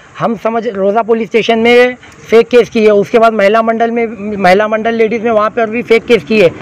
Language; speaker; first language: Hindi; non-native, local second language; Urdu